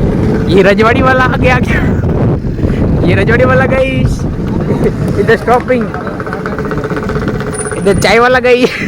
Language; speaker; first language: Hindi; non-native, local second language; Gujarati